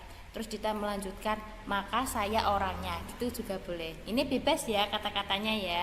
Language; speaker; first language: Indonesian; native; Indonesian